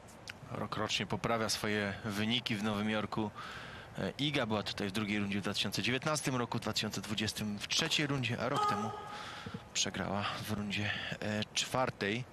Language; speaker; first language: Polish; native; Polish